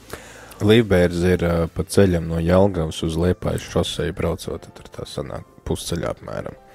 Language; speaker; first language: Latvian; native; Latvian